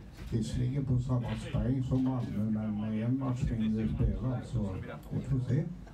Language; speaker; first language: Swedish; native; Swedish